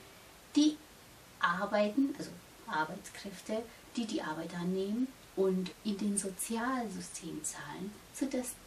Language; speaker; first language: German; non-native, fluent; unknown